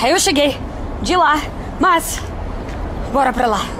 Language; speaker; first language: Portuguese; non-native, fluent; Russian